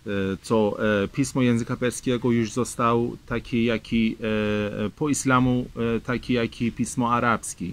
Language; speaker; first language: Polish; non-native, fluent; Persian